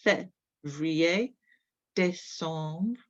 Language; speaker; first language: French; non-native, fluent; English